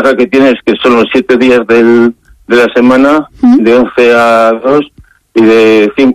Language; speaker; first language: Spanish; native; Spanish